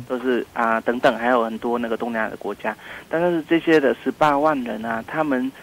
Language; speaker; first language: Chinese; non-native, fluent; Vietnamese